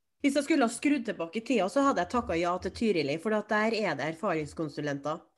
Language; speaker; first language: Norwegian; native; Norwegian